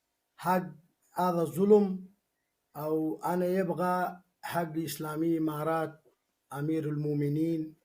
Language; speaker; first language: Arabic; non-native, learner; Pashto